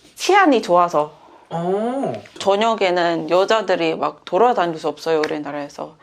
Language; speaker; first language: Korean; non-native, fluent; Indonesian